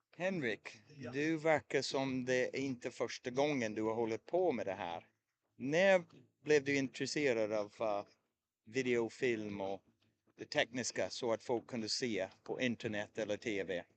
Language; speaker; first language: Swedish; native; Swedish